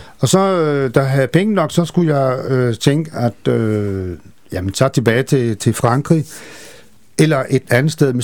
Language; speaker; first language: Danish; non-native, fluent; French